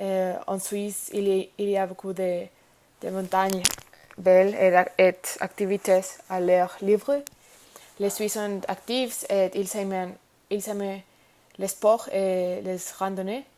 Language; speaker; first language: French; non-native, learner; Spanish